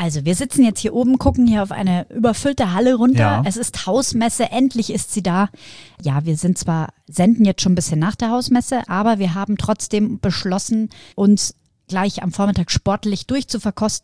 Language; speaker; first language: German; native; German